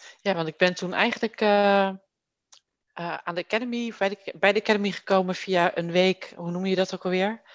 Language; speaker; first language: Dutch; native; Dutch